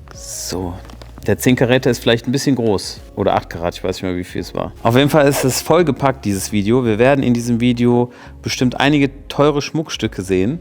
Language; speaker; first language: German; native; German